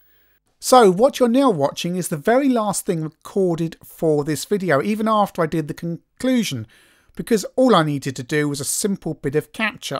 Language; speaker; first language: English; native; English